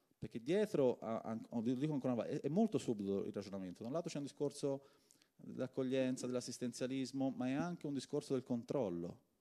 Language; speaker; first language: Italian; native; Italian